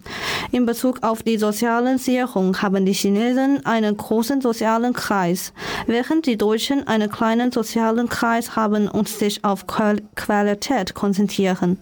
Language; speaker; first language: German; non-native, learner; Chinese